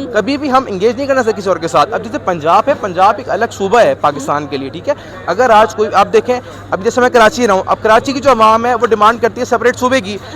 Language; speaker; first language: Urdu; non-native, local second language; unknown